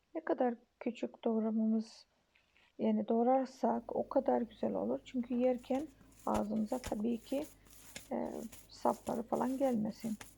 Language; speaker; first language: Turkish; native; Turkish